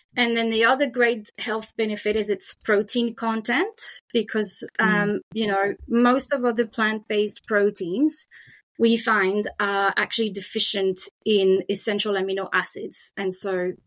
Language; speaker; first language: English; non-native, fluent; French